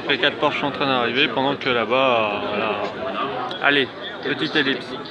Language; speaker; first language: French; native; French